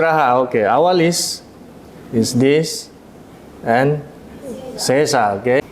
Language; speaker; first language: English; non-native, fluent; Indonesian